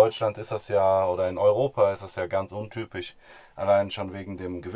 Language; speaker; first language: German; native; German